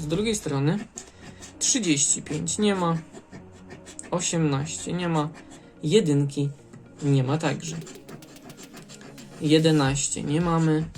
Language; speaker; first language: Polish; native; Polish